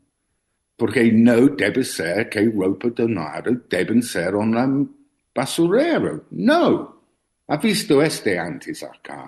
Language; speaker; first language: Spanish; non-native, learner; English